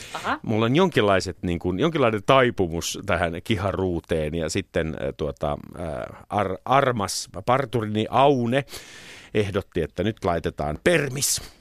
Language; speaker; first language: Finnish; native; Finnish